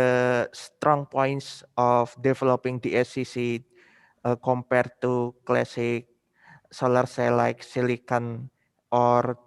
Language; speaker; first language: English; non-native, fluent; Indonesian